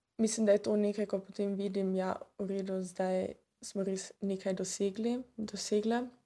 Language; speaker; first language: Slovenian; native; Slovenian